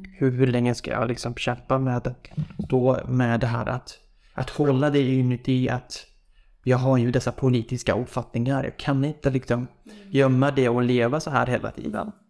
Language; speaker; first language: Swedish; non-native, fluent; Kurdish